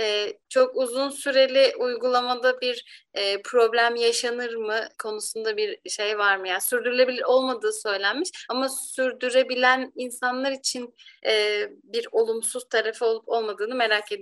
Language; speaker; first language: Turkish; native; Turkish